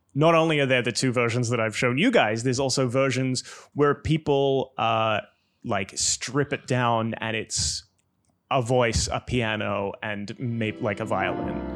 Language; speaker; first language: English; native; English